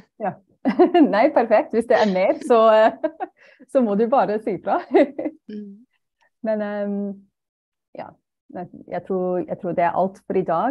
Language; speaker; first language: Norwegian; non-native, fluent; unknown